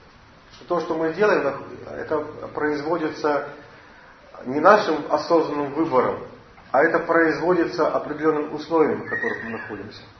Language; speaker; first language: Russian; native; Russian